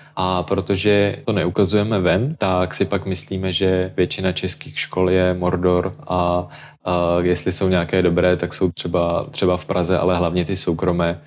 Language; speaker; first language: Czech; native; Czech